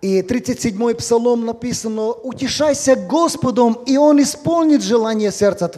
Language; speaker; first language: Polish; non-native, learner; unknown